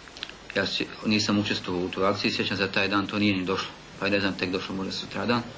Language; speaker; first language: Bosnian; native; Bosnian